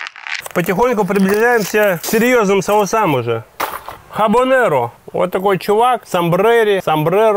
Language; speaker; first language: Russian; native; Russian